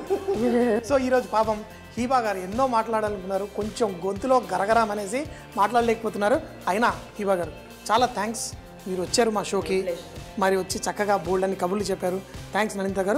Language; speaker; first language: Telugu; native; Telugu